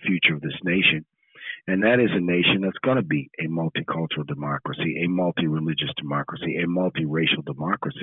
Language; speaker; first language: English; native; English